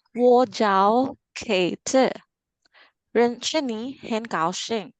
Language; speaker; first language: Chinese; non-native, learner; Filipino